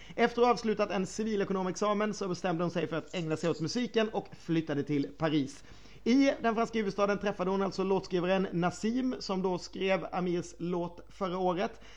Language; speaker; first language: Swedish; native; Swedish